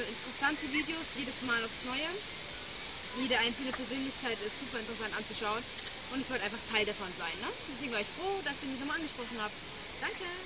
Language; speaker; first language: German; native; German